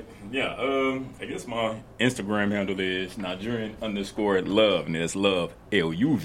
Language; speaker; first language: English; early bilingual, other home language; Igbo